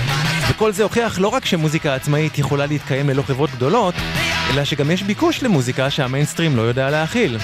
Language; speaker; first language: Hebrew; native; Hebrew